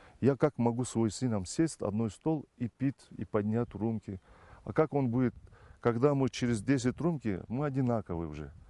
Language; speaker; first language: Russian; non-native, fluent; Turkish